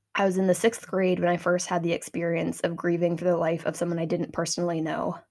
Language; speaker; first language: English; native; English